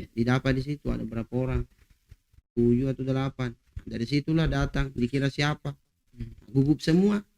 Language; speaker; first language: Indonesian; non-native, local second language; Buginese